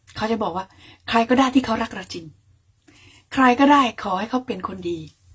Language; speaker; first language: Thai; native; Thai